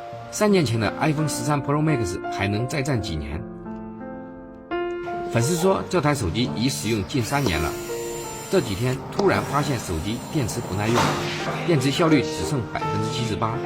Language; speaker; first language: Chinese; native; Chinese